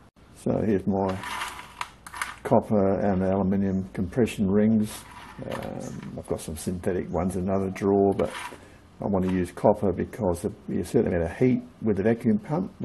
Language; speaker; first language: English; native; English